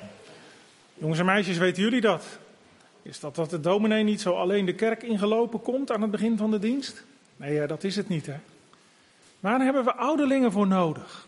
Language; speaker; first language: Dutch; native; Dutch